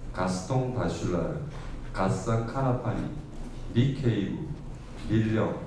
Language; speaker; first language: Korean; native; Korean